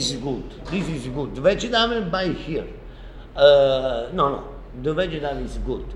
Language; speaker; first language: English; non-native, learner; Italian